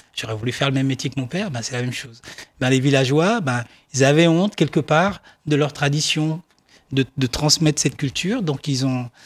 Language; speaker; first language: French; non-native, local second language; Baoulé